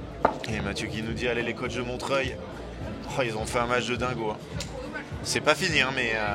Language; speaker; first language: French; native; French